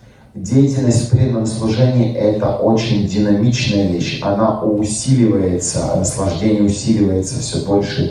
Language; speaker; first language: Russian; native; Russian